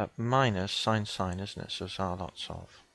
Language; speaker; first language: English; native; English